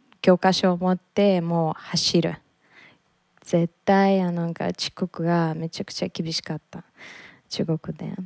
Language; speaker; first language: Japanese; non-native, learner; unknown